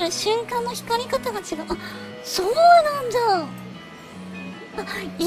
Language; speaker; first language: Japanese; native; Japanese